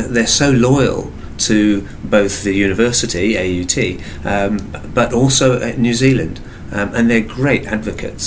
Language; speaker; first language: English; native; English